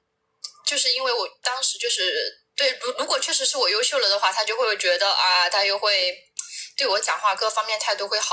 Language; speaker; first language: Chinese; native; Chinese